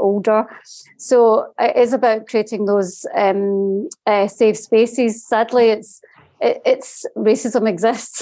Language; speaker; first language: English; native; English